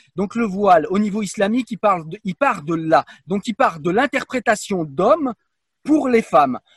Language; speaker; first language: French; native; French